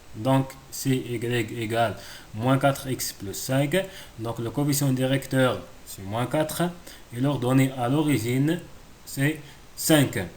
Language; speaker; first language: French; non-native, local second language; Arabic